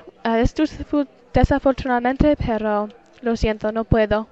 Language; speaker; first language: Spanish; non-native, learner; English